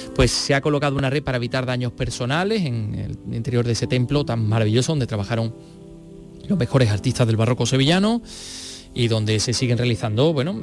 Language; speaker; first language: Spanish; native; Spanish